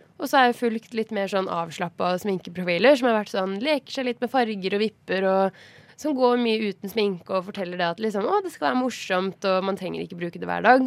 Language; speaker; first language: Norwegian; native; Norwegian